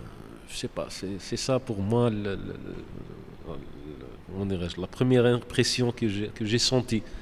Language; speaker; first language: French; non-native, local second language; Arabic